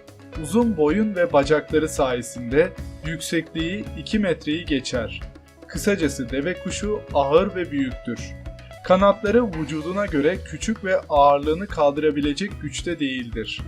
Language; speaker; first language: Turkish; native; Turkish